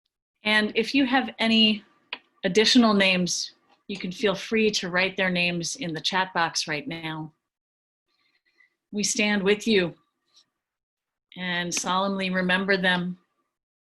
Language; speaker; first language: English; native; English